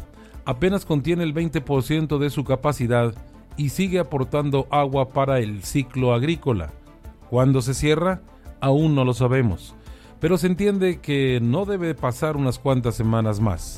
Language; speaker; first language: Spanish; native; Spanish